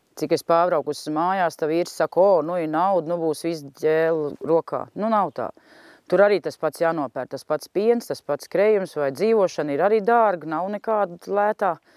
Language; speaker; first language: Latvian; native; Latvian